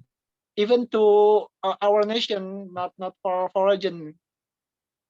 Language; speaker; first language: English; non-native, learner; Indonesian